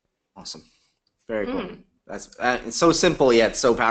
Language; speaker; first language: English; native; English